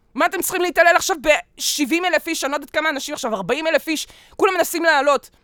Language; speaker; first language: Hebrew; early bilingual, other home language; Russian